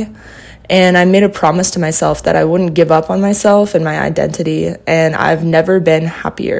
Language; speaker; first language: English; native; English